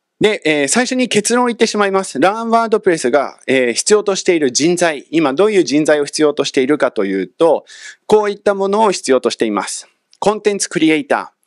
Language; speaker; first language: Japanese; early bilingual, other home language; English